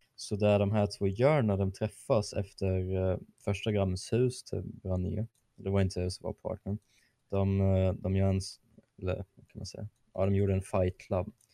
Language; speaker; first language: Swedish; non-native, fluent; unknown